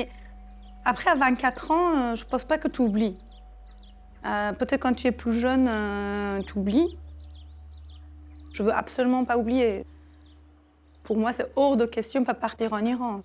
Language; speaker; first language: French; non-native, fluent; Persian